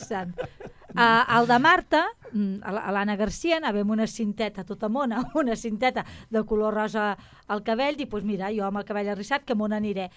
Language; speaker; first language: Catalan; native; Catalan